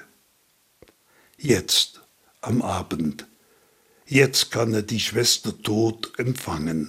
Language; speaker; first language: German; native; German